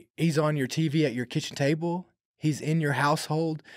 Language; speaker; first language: English; native; English